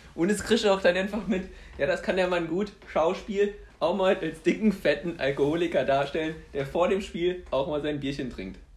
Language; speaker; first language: German; early bilingual, other home language; Polish